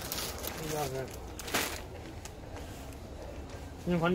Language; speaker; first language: Turkish; non-native, learner; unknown